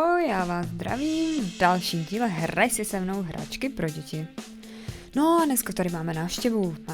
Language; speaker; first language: Czech; native; Czech